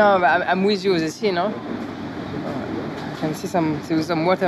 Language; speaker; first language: English; non-native, learner; French